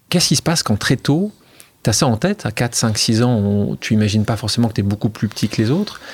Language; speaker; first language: French; native; French